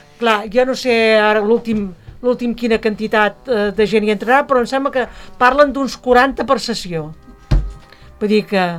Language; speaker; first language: Catalan; native; Catalan